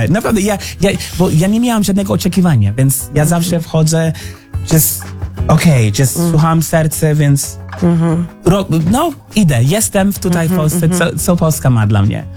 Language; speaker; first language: Polish; non-native, learner; English